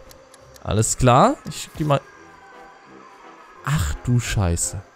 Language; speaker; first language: German; native; German